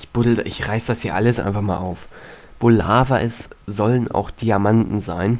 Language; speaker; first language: German; native; German